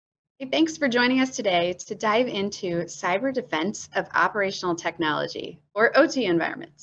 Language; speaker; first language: English; native; English